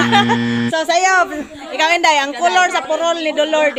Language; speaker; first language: Cebuano; native; Cebuano